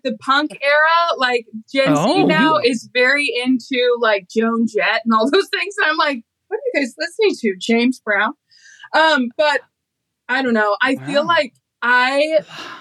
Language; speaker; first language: English; native; English